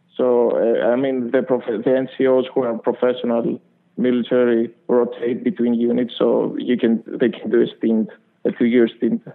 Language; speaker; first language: English; non-native, fluent; Greek